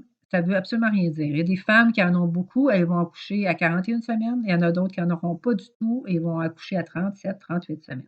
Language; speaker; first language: French; native; French